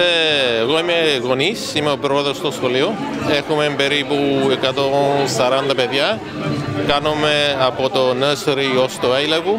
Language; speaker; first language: Greek; early bilingual, heritage; Greek